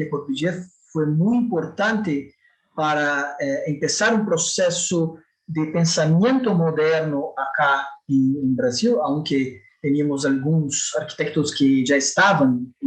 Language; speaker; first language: Spanish; non-native, fluent; Portuguese